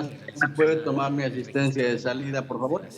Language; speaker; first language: Spanish; native; Spanish